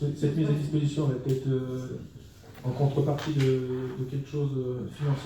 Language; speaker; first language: French; native; French